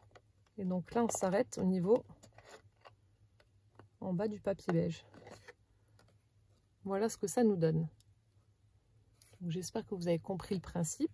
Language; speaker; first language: French; native; French